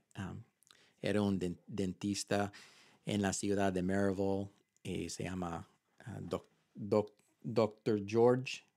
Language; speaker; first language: Spanish; early bilingual, heritage; Spanish